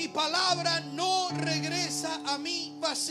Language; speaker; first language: Spanish; native; Spanish